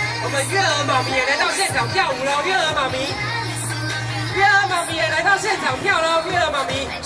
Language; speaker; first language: Chinese; native; Chinese